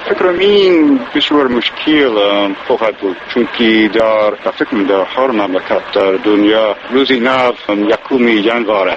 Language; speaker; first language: Persian; non-native, learner; English